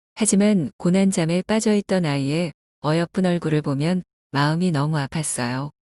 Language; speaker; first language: Korean; non-native, fluent; Chinese